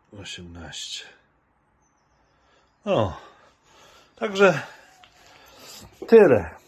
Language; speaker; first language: Polish; native; Polish